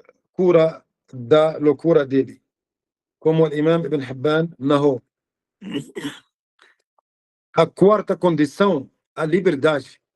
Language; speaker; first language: Portuguese; non-native, fluent; Arabic